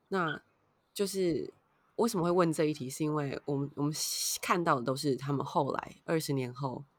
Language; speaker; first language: Chinese; native; Chinese